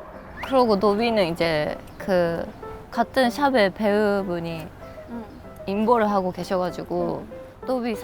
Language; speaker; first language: Korean; non-native, fluent; Japanese